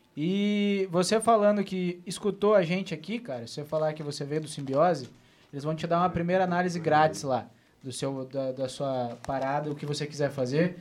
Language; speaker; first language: Portuguese; native; Portuguese